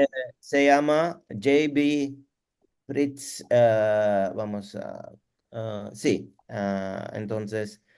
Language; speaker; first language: Spanish; non-native, learner; Turkish